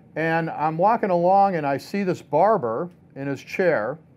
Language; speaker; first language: English; native; English